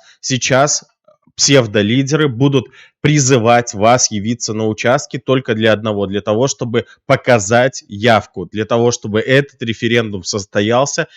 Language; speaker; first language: Russian; native; Russian